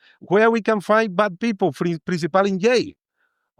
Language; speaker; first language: English; non-native, fluent; Spanish